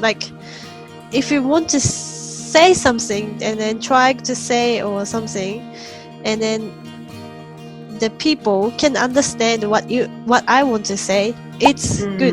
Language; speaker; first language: English; non-native, fluent; Japanese